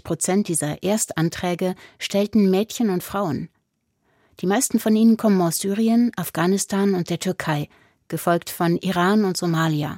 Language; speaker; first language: German; native; German